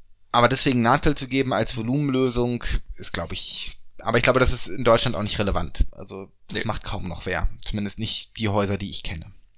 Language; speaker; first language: German; native; German